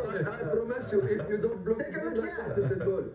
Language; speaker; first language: English; non-native, learner; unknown